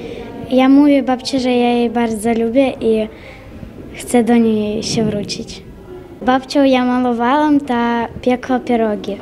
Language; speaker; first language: Polish; non-native, learner; Ukrainian